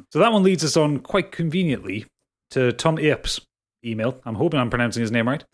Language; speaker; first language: English; native; English